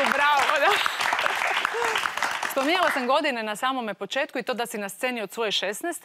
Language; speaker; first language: Croatian; native; Croatian